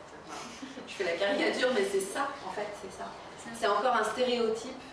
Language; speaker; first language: French; native; French